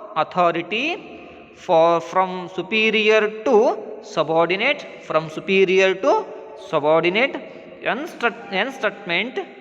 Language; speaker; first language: English; non-native, local second language; Kannada